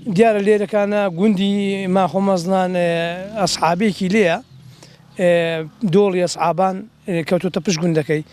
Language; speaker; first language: Central Kurdish; native; Central Kurdish